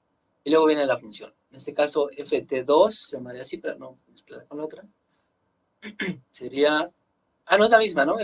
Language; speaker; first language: Spanish; native; Spanish